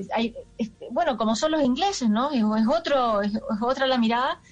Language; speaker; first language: Spanish; native; Spanish